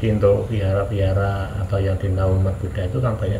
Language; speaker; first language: Indonesian; non-native, local second language; Javanese